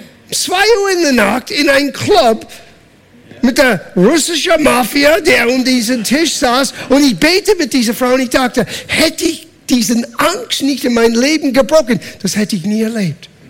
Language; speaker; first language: German; non-native, fluent; English